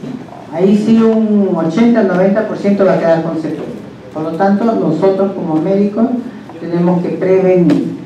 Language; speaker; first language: Spanish; native; Spanish